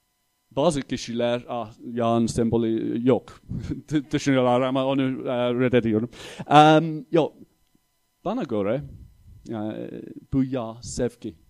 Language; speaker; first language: Turkish; non-native, fluent; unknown